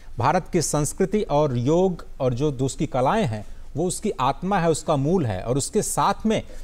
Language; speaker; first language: Hindi; native; Hindi